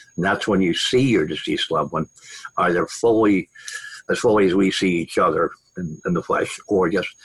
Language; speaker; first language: English; native; English